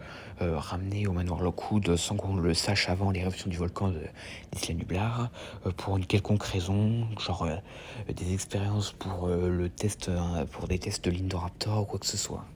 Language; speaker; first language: French; native; French